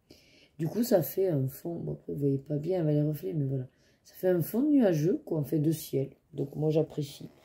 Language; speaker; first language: French; native; French